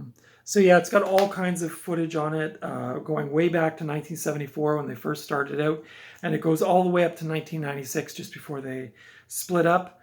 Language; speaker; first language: English; native; English